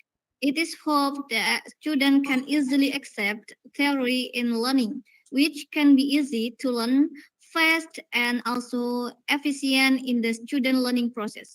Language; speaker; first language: English; non-native, learner; Indonesian